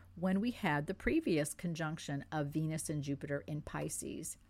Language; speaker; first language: English; non-native, fluent; French